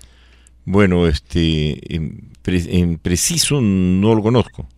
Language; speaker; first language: Spanish; native; Spanish